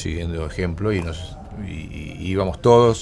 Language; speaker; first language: Spanish; native; Spanish